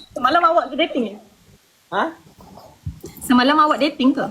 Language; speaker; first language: Malay; native; Malay